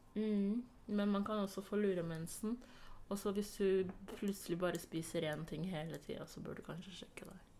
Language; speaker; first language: Norwegian; early bilingual, other home language; Swahili